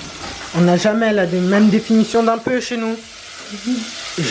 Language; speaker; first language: French; native; French